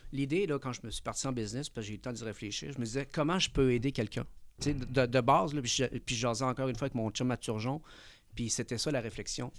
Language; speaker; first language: French; early bilingual, other home language; Spanish